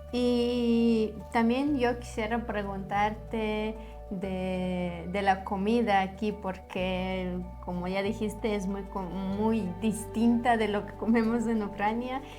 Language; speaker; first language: Spanish; non-native, fluent; Ukrainian